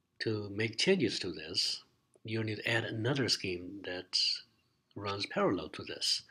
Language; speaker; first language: English; non-native, fluent; Chinese